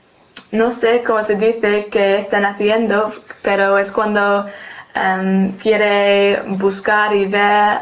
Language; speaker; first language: Spanish; non-native, learner; English